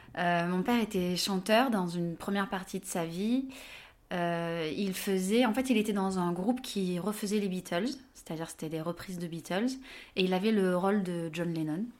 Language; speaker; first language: French; native; French